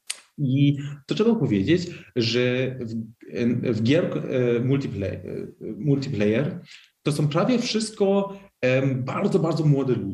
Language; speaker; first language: Polish; early bilingual, heritage; Polish